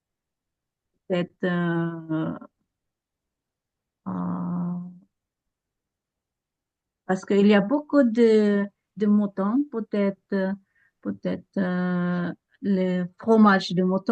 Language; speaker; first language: French; non-native, learner; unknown